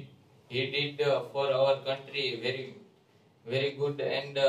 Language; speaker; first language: English; non-native, learner; Gujarati